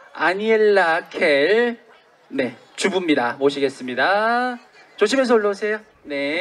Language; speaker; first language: Korean; native; Korean